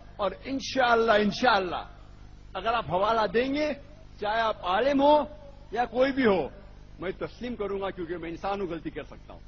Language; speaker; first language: Urdu; non-native, local second language; Konkani